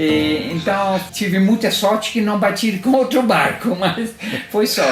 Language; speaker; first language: Portuguese; non-native, fluent; Italian